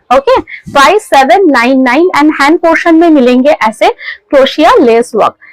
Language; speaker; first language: Hindi; non-native, local second language; Bangla